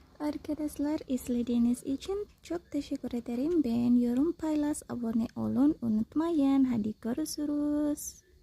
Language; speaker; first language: Turkish; non-native, learner; Indonesian